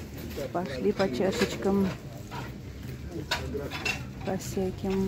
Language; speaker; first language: Russian; native; Russian